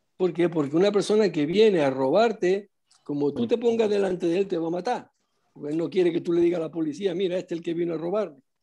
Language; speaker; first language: Spanish; non-native, fluent; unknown